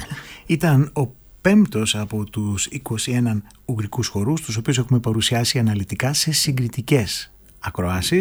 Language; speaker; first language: Greek; native; Greek